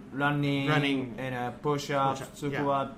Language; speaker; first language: English; non-native, learner; Japanese